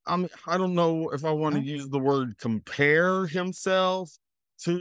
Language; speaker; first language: English; native; English